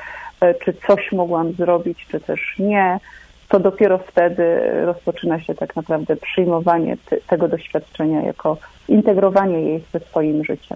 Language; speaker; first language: Polish; native; Polish